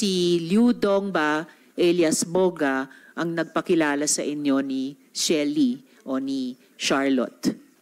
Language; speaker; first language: Filipino; native; Filipino